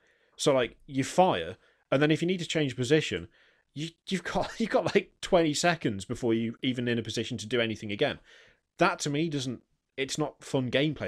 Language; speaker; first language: English; native; English